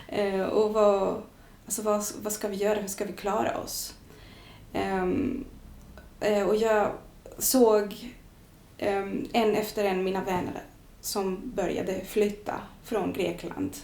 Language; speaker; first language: Swedish; non-native, fluent; Greek